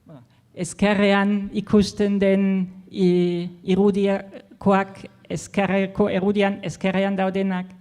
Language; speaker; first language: Basque; non-native, fluent; German